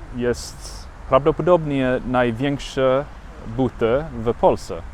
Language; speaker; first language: Polish; non-native, learner; English